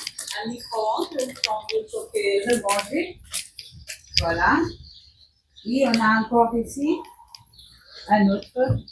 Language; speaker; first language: French; non-native, fluent; Portuguese